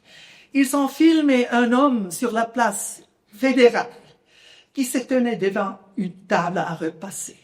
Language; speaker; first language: French; non-native, local second language; German